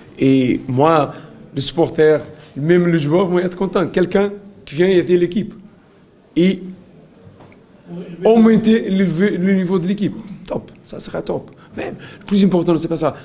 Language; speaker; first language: French; non-native, learner; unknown